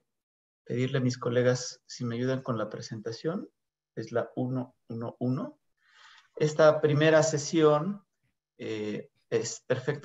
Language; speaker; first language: Spanish; native; Spanish